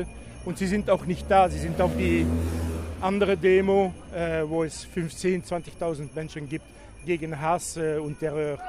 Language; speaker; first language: German; non-native, fluent; French